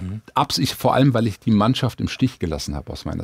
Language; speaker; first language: German; native; German